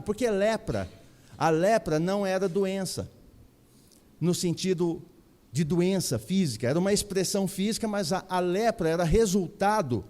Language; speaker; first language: Portuguese; native; Portuguese